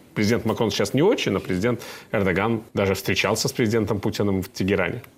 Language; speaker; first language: Russian; native; Russian